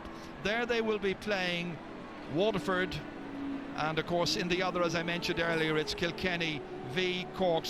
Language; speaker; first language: English; native; English